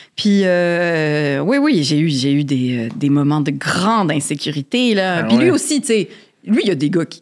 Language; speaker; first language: French; native; French